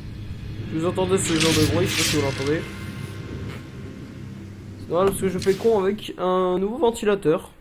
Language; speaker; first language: French; native; French